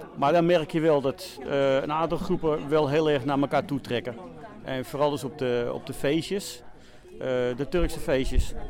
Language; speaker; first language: Dutch; native; Dutch